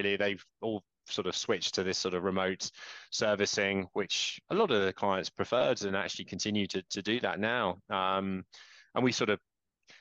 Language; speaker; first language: English; native; English